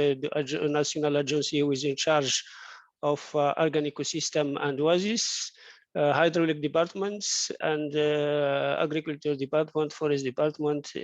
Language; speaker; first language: English; non-native, fluent; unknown